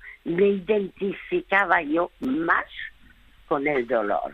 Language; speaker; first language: Spanish; early bilingual, other home language; French